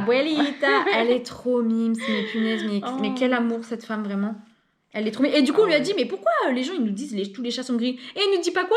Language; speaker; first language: French; native; French